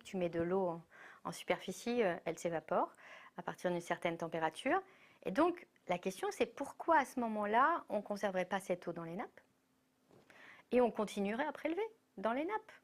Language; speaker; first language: French; native; French